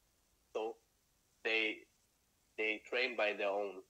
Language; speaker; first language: English; non-native, fluent; German